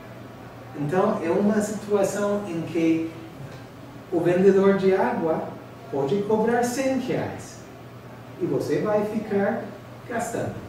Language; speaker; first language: Portuguese; non-native, fluent; English